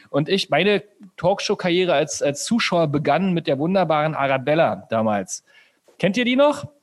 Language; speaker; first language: German; native; German